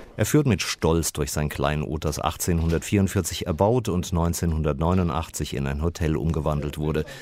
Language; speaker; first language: German; native; German